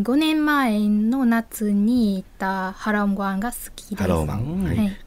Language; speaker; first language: Japanese; non-native, fluent; Vietnamese